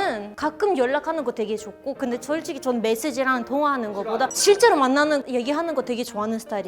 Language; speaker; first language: Korean; non-native, fluent; Ukrainian